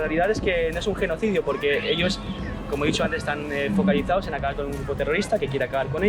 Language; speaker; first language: Spanish; native; Spanish